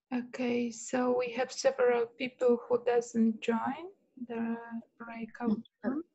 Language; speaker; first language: English; non-native, fluent; Polish